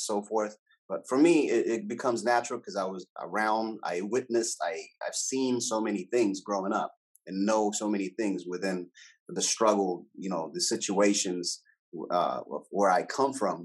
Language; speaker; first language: English; native; English